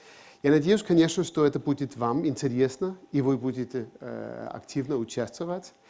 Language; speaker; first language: Russian; non-native, fluent; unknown